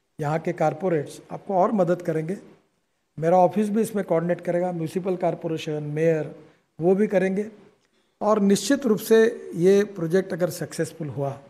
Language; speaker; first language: Hindi; non-native, local second language; Marathi